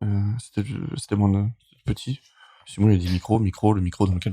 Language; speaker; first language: French; native; French